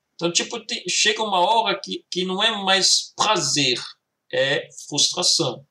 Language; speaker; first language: Portuguese; early bilingual, heritage; Portuguese